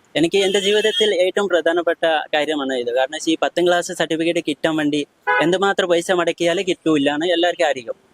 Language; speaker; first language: Malayalam; non-native, local second language; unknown